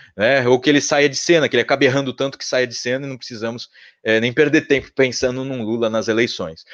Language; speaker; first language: Portuguese; native; Portuguese